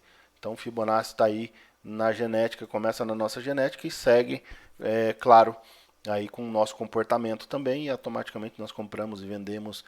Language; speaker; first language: Portuguese; native; Portuguese